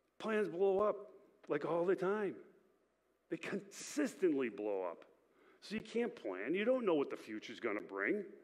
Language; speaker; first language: English; native; English